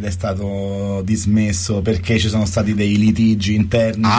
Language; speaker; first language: Italian; native; Italian